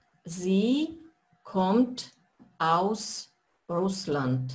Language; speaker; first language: German; non-native, fluent; Russian